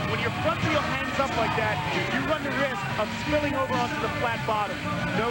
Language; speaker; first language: English; native; English